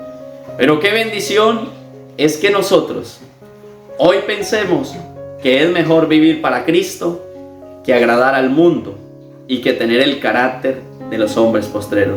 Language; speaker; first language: Spanish; native; Spanish